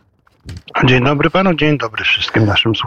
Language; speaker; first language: Polish; native; Polish